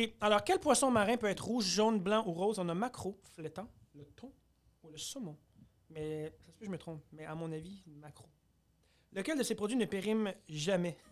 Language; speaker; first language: French; early bilingual, other home language; Arabic